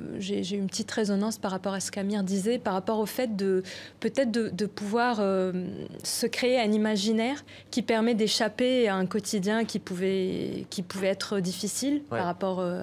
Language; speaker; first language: French; non-native, local second language; Arabic